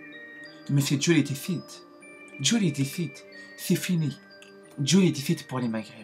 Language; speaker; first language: French; non-native, learner; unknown